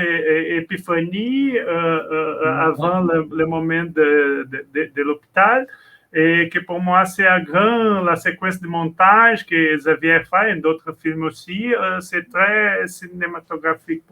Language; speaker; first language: French; non-native, learner; Portuguese